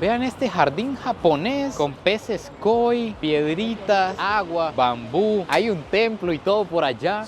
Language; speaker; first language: Spanish; native; Spanish